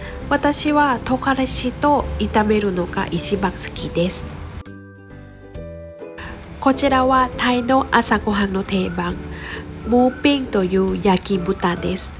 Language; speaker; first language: Japanese; non-native, fluent; Thai